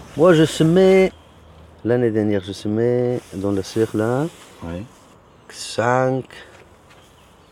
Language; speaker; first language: French; non-native, learner; Kurdish